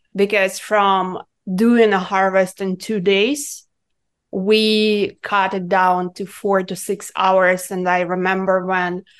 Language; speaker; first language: English; non-native, fluent; Russian